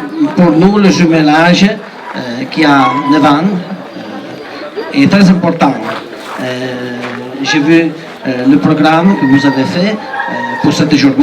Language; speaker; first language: French; non-native, learner; Italian